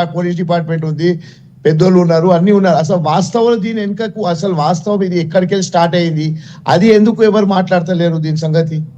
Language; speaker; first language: Telugu; non-native, local second language; Gujarati